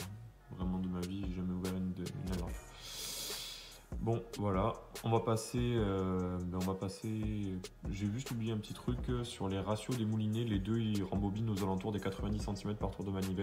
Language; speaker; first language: French; native; French